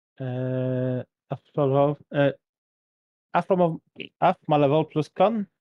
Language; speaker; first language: English; non-native, fluent; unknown